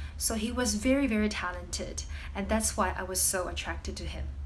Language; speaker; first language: English; non-native, fluent; Chinese